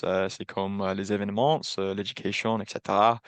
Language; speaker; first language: French; non-native, learner; English